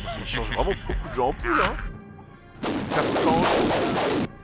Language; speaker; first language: French; native; French